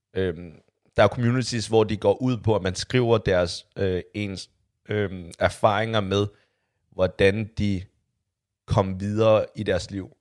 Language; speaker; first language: Danish; early bilingual, other home language; Chinese